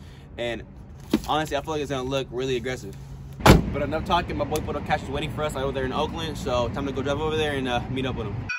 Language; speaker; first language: English; native; English